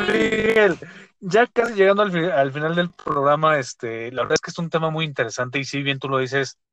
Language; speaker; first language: Spanish; native; Spanish